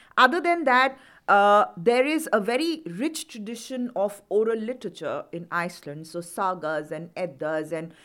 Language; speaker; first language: English; non-native, local second language; Hindi